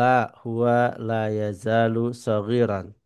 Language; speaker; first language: Arabic; non-native, fluent; Indonesian